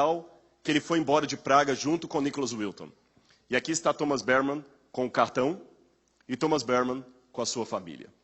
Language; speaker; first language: Portuguese; native; Portuguese